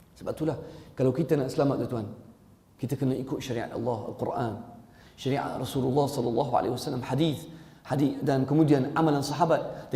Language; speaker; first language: Malay; non-native, fluent; Arabic